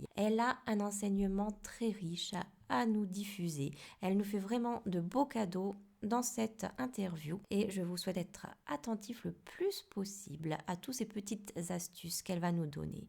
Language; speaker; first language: French; native; French